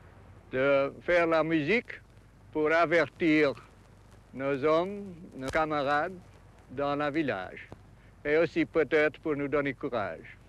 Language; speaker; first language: French; non-native, fluent; English